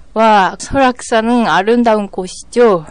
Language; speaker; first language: Korean; non-native, learner; Japanese